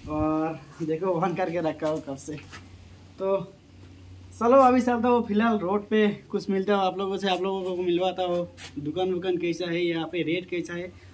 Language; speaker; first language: Hindi; non-native, local second language; Bangla